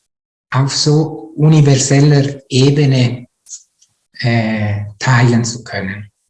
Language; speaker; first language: German; non-native, fluent; Italian